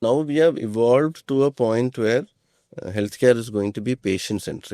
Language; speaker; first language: English; non-native, local second language; Malayalam